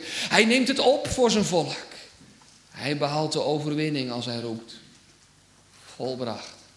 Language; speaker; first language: Dutch; native; Dutch